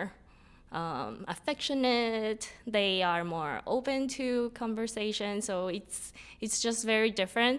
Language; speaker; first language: English; non-native, fluent; Spanish